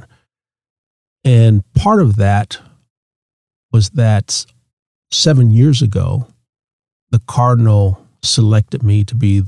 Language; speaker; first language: English; native; English